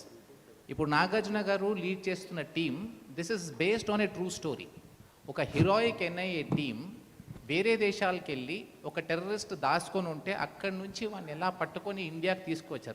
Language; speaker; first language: Telugu; native; Telugu